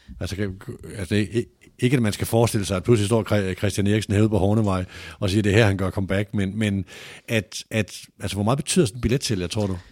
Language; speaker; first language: Danish; native; Danish